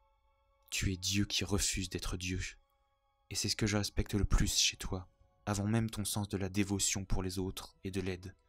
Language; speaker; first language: French; native; French